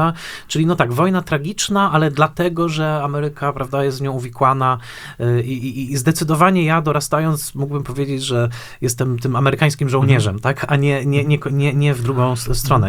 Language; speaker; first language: Polish; native; Polish